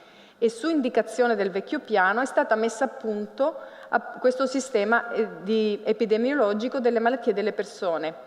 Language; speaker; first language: Italian; native; Italian